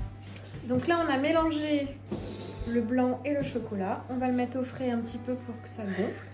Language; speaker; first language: French; native; French